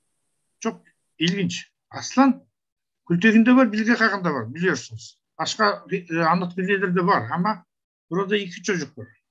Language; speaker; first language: Turkish; non-native, learner; Kazakh